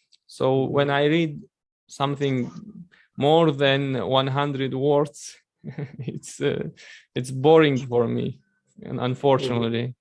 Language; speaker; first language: English; non-native, learner; Chechen